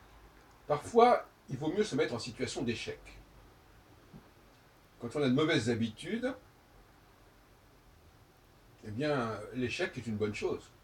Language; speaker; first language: French; native; French